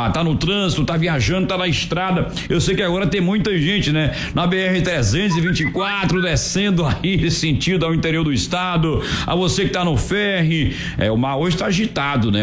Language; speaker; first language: Portuguese; native; Portuguese